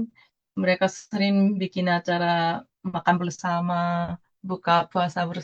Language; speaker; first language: Indonesian; non-native, fluent; Japanese